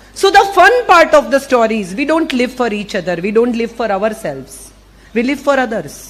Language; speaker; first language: English; non-native, local second language; Gujarati